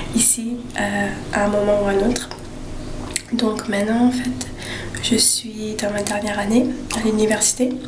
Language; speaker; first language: French; early bilingual, heritage; French